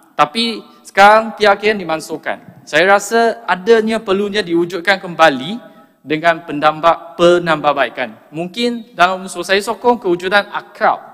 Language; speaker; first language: Malay; non-native, local second language; Chinese